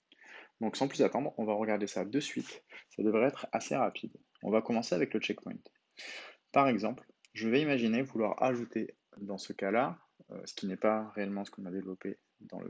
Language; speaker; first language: French; native; French